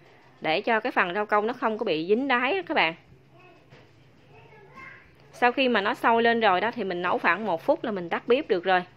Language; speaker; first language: Vietnamese; native; Vietnamese